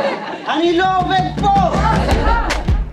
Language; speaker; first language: Hebrew; non-native, fluent; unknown